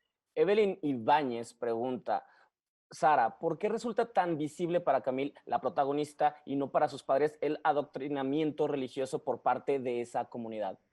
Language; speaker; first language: Spanish; native; Spanish